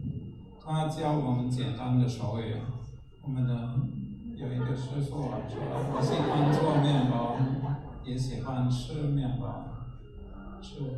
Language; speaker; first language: Chinese; non-native, fluent; German